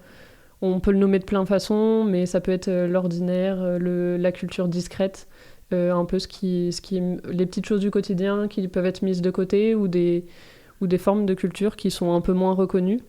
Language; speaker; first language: French; native; French